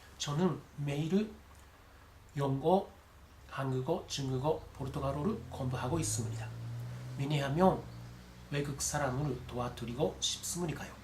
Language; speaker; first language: Korean; non-native, learner; Japanese